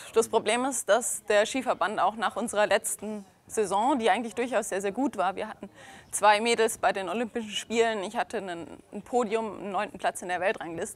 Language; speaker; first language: German; native; German